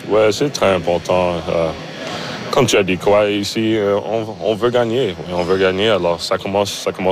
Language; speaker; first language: French; non-native, learner; English